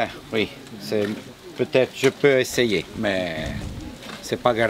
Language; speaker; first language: French; non-native, fluent; Italian